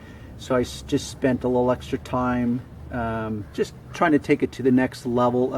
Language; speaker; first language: English; native; English